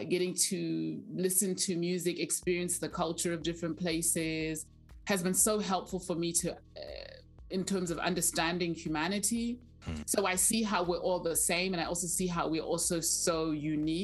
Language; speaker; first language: English; non-native, local second language; Shona